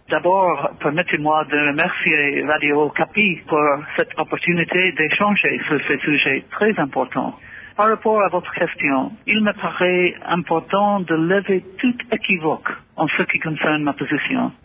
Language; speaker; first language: French; non-native, fluent; English